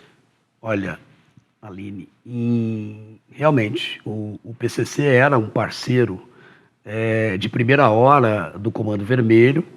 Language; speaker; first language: Portuguese; native; Portuguese